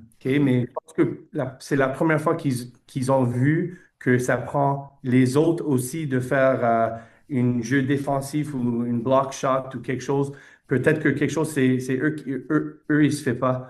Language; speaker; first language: French; non-native, fluent; English